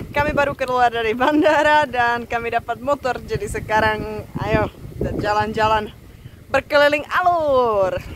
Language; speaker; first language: Indonesian; non-native, fluent; Czech